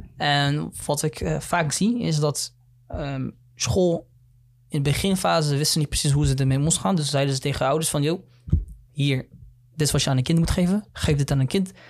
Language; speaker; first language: Dutch; early bilingual, other home language; Somali